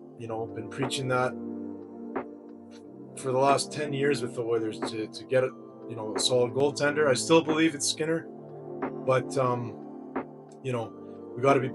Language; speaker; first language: English; native; English